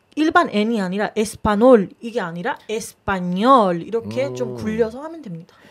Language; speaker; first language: Korean; non-native, fluent; Spanish